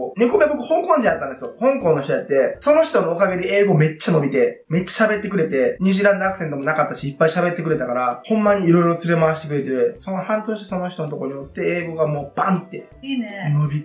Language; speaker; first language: Japanese; native; Japanese